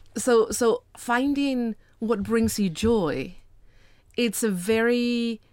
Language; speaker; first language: English; non-native, fluent; Spanish